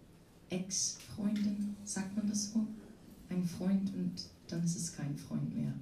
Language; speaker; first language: German; non-native, learner; Dutch